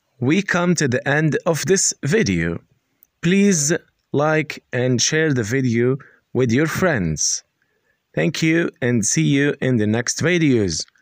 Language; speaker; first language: English; non-native, learner; Arabic